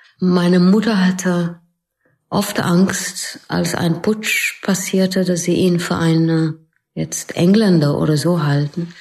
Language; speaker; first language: German; non-native, fluent; Arabic